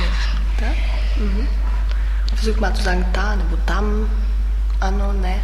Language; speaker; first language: Czech; non-native, fluent; German